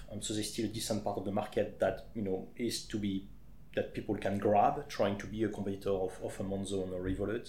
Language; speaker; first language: English; non-native, fluent; French